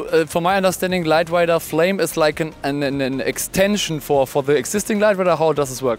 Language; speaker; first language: English; non-native, fluent; German